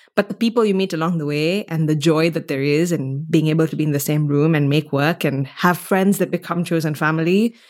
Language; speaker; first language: English; native; English